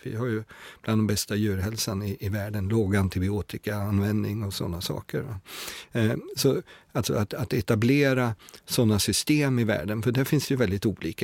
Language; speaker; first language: Swedish; native; Swedish